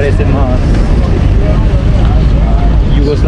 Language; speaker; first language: Spanish; non-native, learner; Turkish